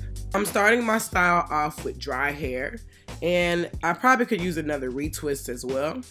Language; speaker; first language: English; native; English